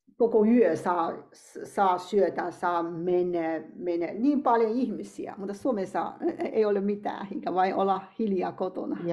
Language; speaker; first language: Finnish; non-native, learner; Chinese